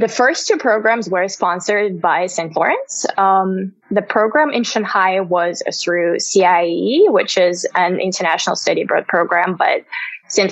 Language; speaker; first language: English; non-native, fluent; Russian